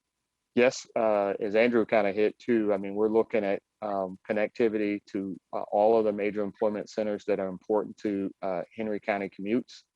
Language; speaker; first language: English; native; English